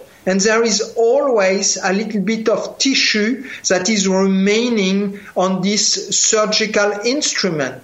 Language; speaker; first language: English; non-native, fluent; French